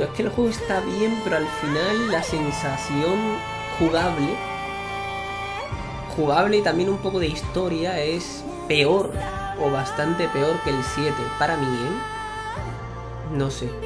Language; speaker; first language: Spanish; native; Spanish